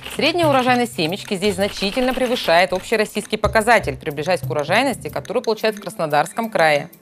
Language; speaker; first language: Russian; native; Russian